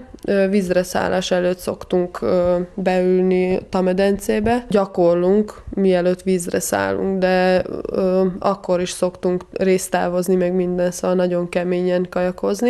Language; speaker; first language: Hungarian; non-native, fluent; Serbian